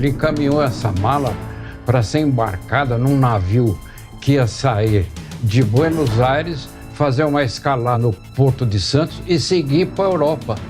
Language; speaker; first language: Portuguese; native; Portuguese